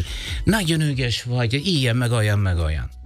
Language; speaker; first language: Hungarian; non-native, learner; Italian